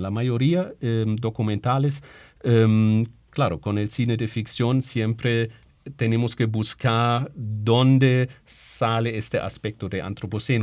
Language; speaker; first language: Spanish; non-native, fluent; German